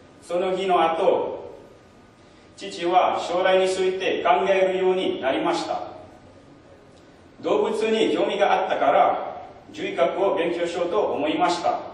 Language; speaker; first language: Japanese; non-native, learner; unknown